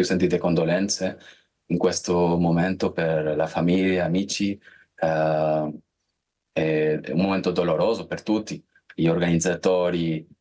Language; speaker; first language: Italian; non-native, fluent; Spanish